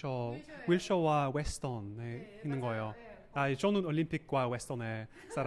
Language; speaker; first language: Korean; non-native, learner; English